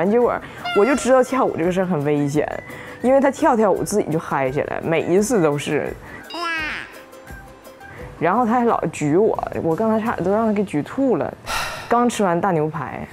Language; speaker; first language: Chinese; native; Chinese